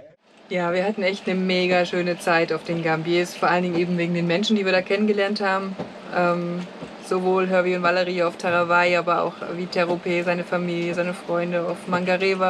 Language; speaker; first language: German; native; German